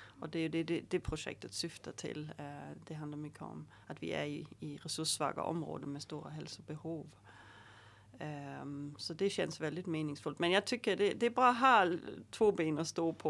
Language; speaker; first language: Swedish; native; Swedish